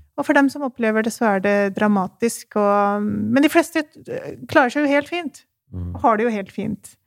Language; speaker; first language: Norwegian; early bilingual, other home language; Urdu